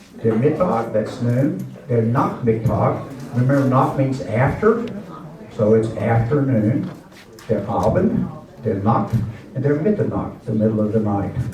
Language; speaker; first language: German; non-native, learner; English